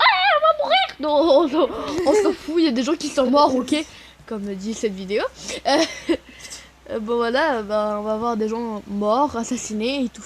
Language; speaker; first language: French; native; French